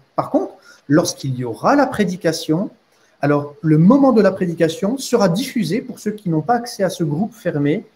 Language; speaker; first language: French; native; French